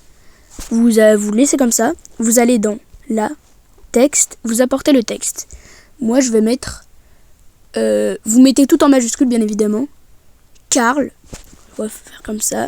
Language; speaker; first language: French; native; French